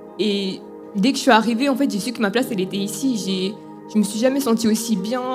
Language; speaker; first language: French; early bilingual, other home language; Spanish